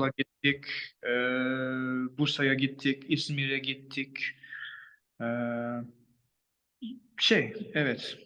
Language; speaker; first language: Turkish; non-native, learner; English